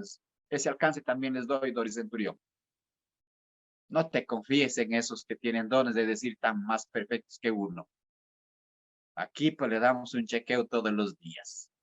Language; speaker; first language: Spanish; native; Spanish